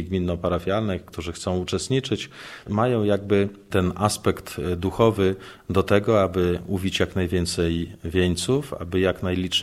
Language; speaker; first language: Polish; native; Polish